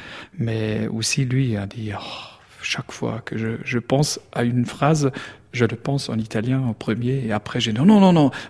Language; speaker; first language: French; non-native, learner; German